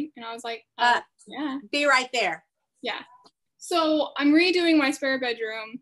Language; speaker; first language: English; native; English